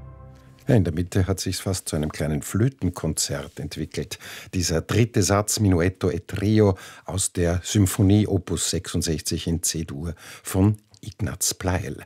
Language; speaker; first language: German; native; German